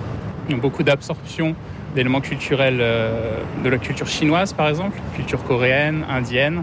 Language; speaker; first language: French; native; French